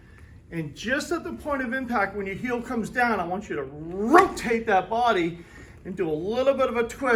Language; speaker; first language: English; native; English